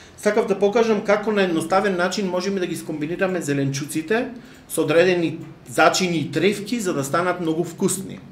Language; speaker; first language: Macedonian; native; Macedonian